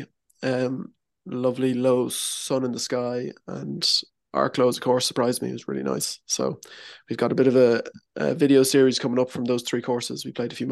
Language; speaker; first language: English; native; English